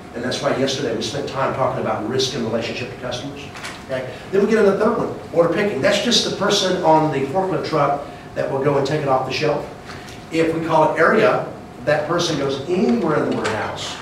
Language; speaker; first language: English; native; English